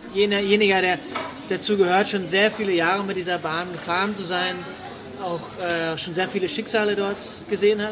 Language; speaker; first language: German; native; German